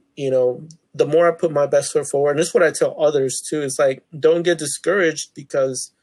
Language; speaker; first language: English; native; English